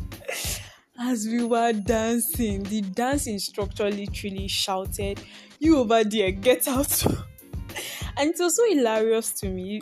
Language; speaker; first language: English; non-native, local second language; Yoruba